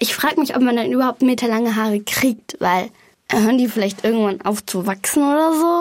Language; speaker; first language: German; native; German